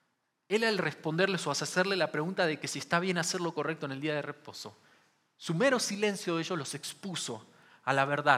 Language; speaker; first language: Spanish; native; Spanish